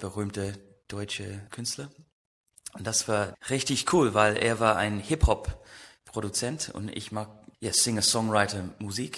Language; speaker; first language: German; non-native, learner; English